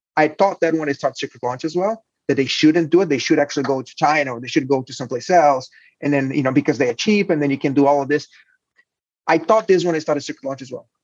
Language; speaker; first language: English; non-native, fluent; Portuguese